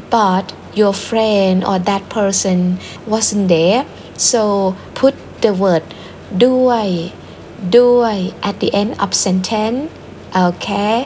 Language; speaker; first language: English; non-native, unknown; Thai